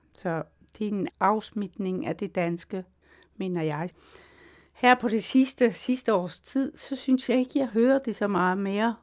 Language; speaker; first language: Danish; non-native, local second language; Kalaallisut